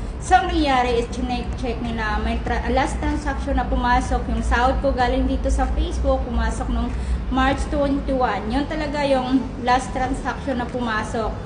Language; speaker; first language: Filipino; non-native, local second language; Cebuano